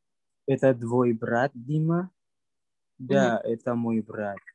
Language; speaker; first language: Russian; non-native, learner; Indonesian